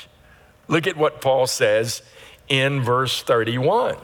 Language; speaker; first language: English; native; English